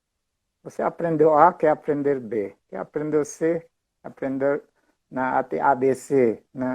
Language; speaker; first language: Portuguese; non-native, fluent; Filipino